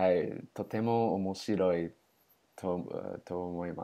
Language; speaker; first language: Japanese; non-native, learner; English